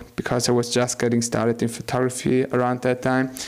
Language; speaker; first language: English; non-native, fluent; German